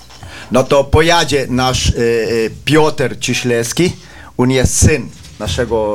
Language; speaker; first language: Polish; early bilingual, heritage; Polish